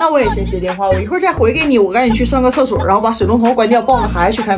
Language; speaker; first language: Chinese; native; Chinese